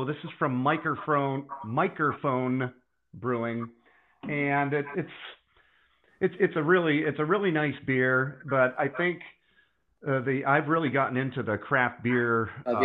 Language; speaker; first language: English; native; English